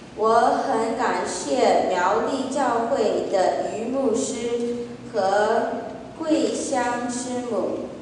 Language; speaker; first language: Chinese; early bilingual, heritage; Chinese